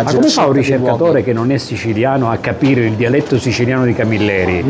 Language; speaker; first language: Italian; native; Italian